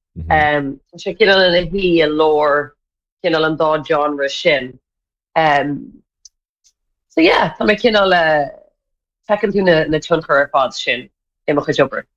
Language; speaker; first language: Irish; native; Irish